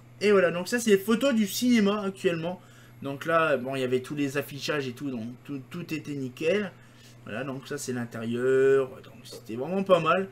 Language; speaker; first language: French; native; French